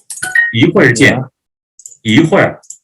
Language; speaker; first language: Chinese; non-native, learner; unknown